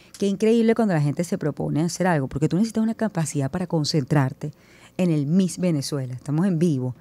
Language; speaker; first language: Spanish; native; Spanish